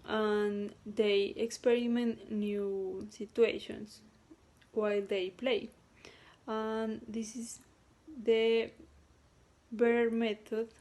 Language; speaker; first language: English; non-native, learner; Spanish